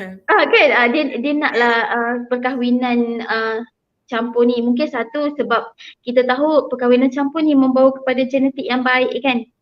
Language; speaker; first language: Malay; native; Malay